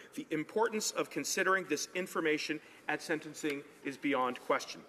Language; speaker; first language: English; native; English